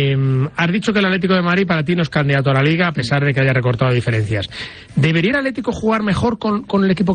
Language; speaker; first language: Spanish; native; Spanish